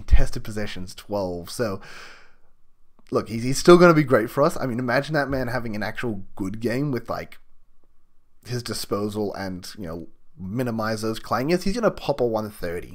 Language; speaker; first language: English; native; English